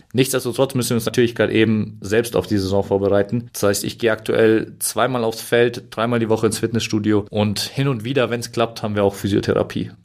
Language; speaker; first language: German; native; German